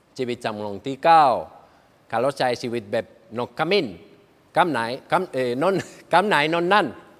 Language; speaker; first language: Thai; non-native, learner; Spanish